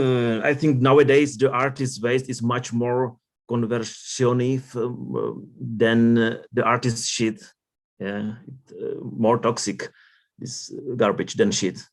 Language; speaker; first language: English; non-native, learner; Czech